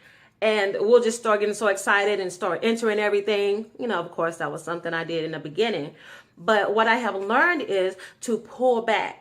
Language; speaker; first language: English; native; English